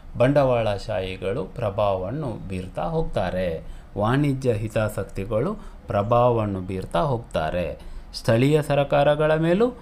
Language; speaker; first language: Kannada; non-native, local second language; Konkani